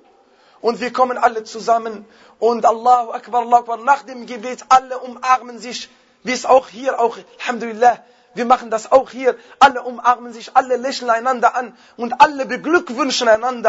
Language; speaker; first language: German; non-native, fluent; Arabic